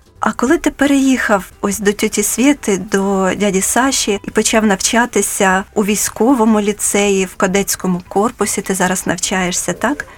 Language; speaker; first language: Ukrainian; native; Ukrainian